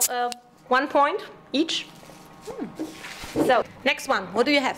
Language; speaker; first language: English; non-native, fluent; German